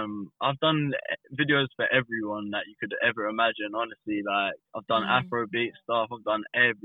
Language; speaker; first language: English; native; English